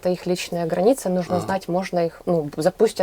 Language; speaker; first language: Russian; native; Russian